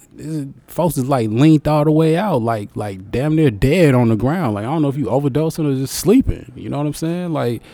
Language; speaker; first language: English; native; English